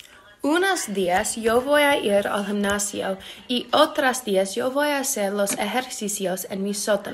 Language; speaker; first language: Spanish; non-native, learner; English